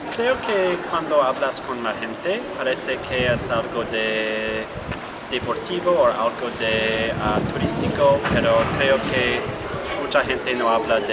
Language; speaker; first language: Spanish; non-native, fluent; English